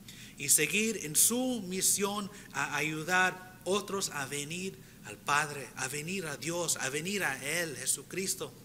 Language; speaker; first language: Spanish; early bilingual, heritage; Spanish